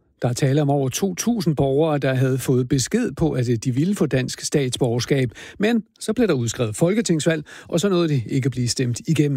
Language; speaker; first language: Danish; native; Danish